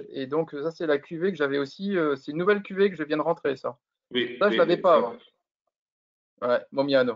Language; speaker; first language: French; native; French